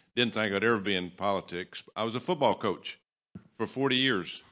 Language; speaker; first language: English; native; English